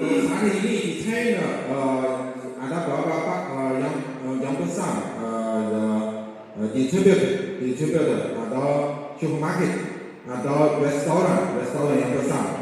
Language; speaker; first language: Indonesian; non-native, learner; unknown